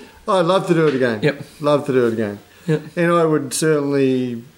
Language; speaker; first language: English; native; English